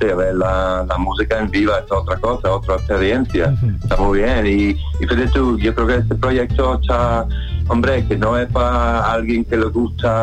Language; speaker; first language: Spanish; non-native, fluent; English